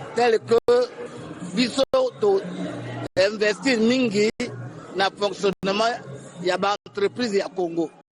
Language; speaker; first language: Lingala; native; Lingala